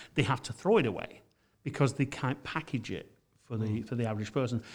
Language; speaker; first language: English; native; English